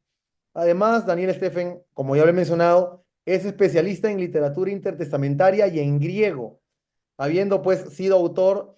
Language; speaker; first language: Spanish; native; Spanish